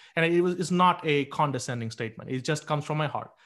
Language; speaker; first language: English; non-native, local second language; Tamil